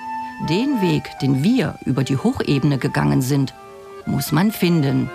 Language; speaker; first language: German; native; German